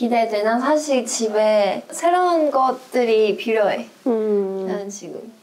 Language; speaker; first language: Korean; non-native, fluent; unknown